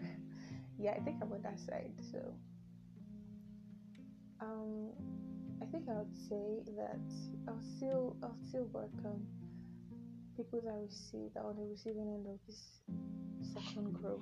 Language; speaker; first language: English; non-native, local second language; Yoruba